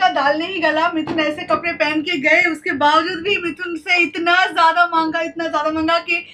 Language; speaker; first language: Hindi; non-native, local second language; Bangla